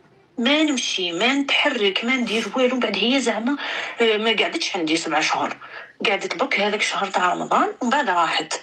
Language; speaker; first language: Arabic; native; Arabic